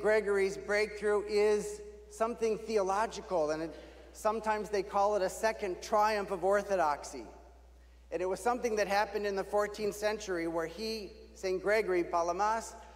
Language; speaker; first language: English; native; English